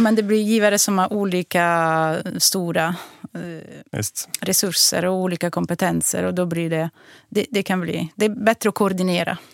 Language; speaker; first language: Swedish; non-native, fluent; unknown